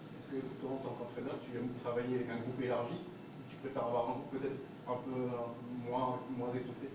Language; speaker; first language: French; native; French